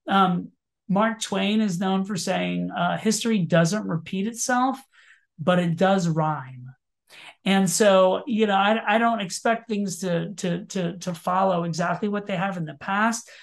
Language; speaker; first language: English; native; English